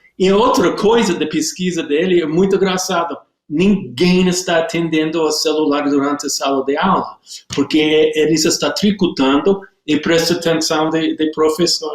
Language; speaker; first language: Portuguese; non-native, learner; English